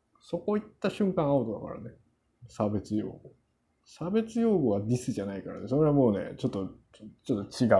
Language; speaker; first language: Japanese; non-native, fluent; Korean